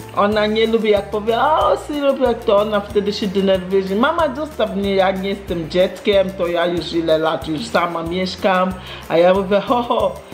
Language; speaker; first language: Polish; non-native, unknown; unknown